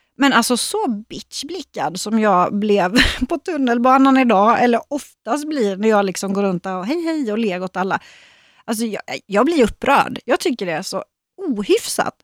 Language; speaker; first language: Swedish; native; Swedish